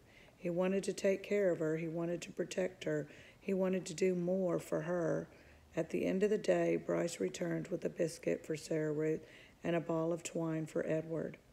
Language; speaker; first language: English; native; English